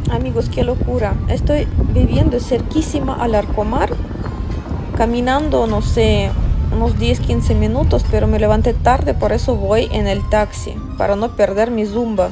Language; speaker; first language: Spanish; non-native, fluent; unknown